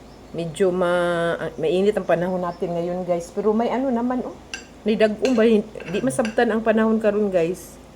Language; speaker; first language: Filipino; non-native, local second language; Cebuano